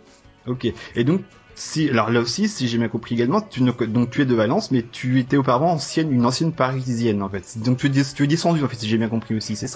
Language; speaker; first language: French; native; French